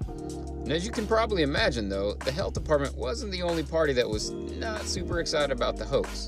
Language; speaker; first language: English; native; English